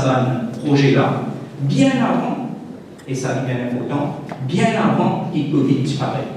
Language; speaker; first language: French; non-native, local second language; Morisyen